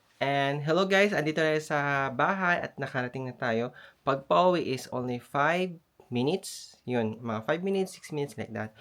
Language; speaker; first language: Filipino; non-native, local second language; Iloko